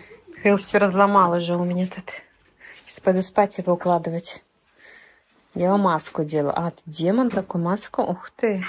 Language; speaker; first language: Russian; native; Russian